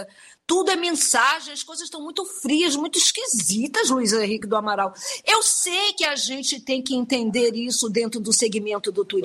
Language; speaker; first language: Portuguese; native; Portuguese